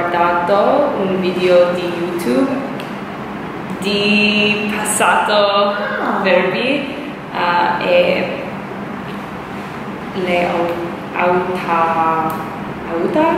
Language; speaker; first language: Italian; non-native, learner; English